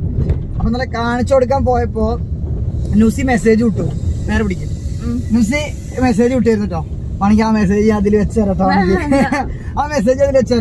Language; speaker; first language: Malayalam; native; Malayalam